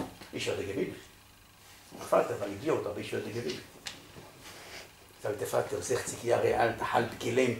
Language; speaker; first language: German; non-native, fluent; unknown